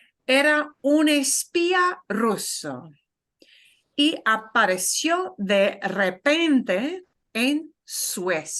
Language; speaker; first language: Spanish; non-native, fluent; English